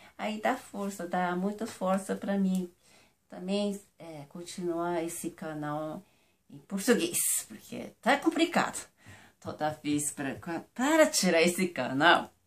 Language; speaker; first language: Portuguese; non-native, fluent; Japanese